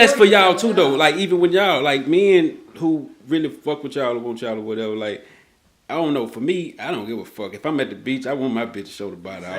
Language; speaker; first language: English; native; English